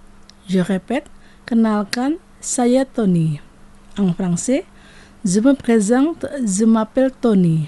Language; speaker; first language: French; non-native, fluent; Indonesian